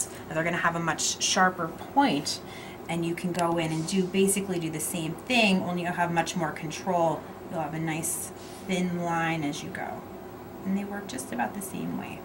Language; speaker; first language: English; native; English